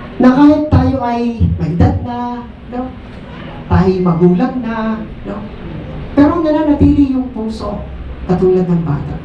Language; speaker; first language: Filipino; native; Filipino